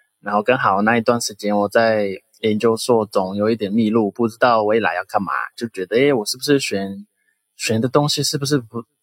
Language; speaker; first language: Chinese; non-native, fluent; Portuguese